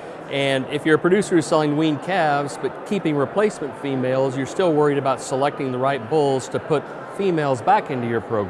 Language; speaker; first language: English; native; English